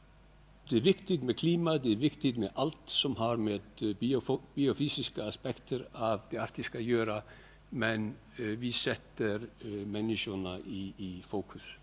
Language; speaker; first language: Swedish; non-native, fluent; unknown